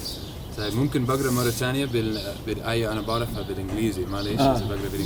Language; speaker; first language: Arabic; non-native, learner; English